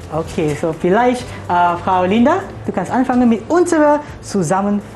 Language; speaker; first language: German; non-native, learner; Malay